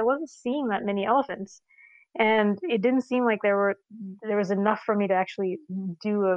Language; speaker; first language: English; non-native, local second language; Sinhala